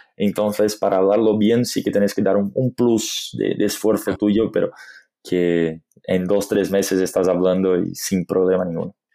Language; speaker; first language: Spanish; non-native, fluent; Portuguese